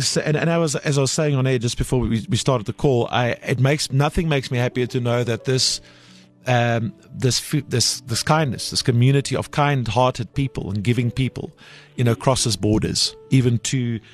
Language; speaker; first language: English; non-native, local second language; Afrikaans